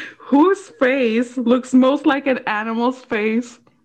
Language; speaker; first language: English; early bilingual, other home language; Spanish